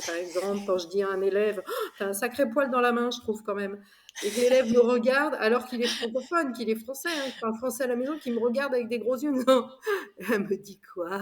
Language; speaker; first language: French; native; French